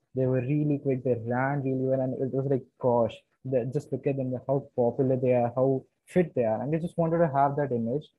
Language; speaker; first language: English; non-native, local second language; Hindi